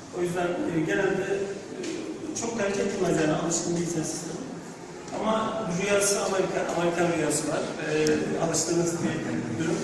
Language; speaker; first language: Turkish; native; Turkish